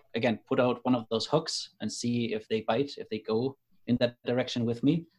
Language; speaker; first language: English; non-native, fluent; German